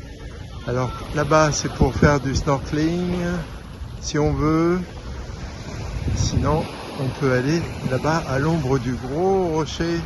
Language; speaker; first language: French; native; French